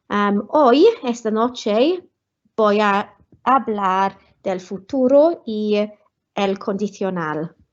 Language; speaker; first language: Spanish; non-native, fluent; Welsh